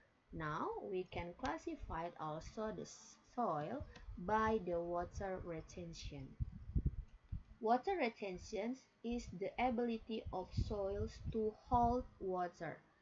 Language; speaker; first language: English; non-native, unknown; Indonesian